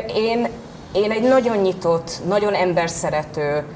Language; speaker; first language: Hungarian; early bilingual, heritage; Hungarian